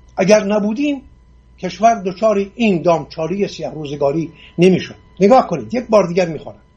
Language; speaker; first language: Persian; non-native, local second language; Assyrian Neo-Aramaic